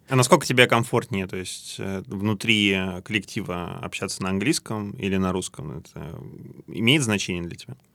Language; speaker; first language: Russian; native; Russian